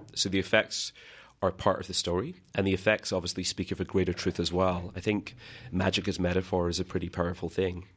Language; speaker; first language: English; native; English